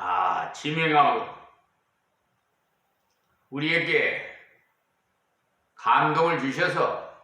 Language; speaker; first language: Korean; native; Korean